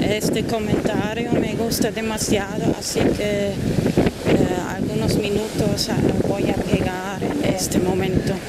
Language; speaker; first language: Spanish; non-native, fluent; German